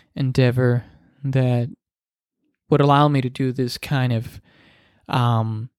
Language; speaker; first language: English; non-native, fluent; Spanish